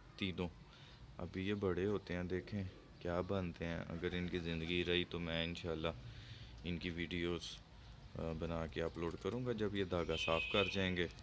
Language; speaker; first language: Urdu; native; Urdu